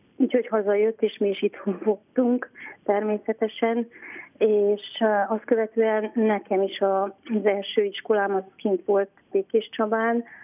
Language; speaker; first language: Hungarian; native; Hungarian